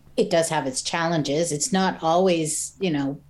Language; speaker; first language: English; native; English